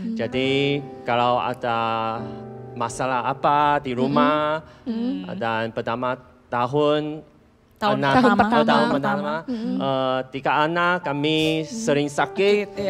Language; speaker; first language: Indonesian; non-native, fluent; Chinese